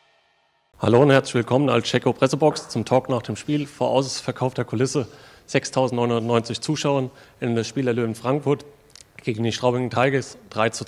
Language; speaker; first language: German; native; German